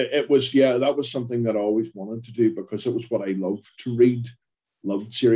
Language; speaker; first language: English; native; English